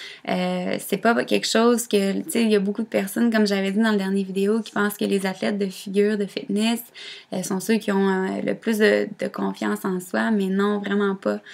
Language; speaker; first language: French; native; French